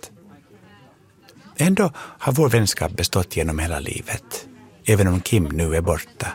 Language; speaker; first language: Swedish; native; Swedish